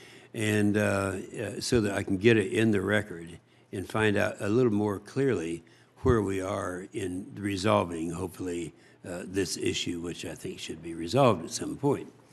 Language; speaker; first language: English; native; English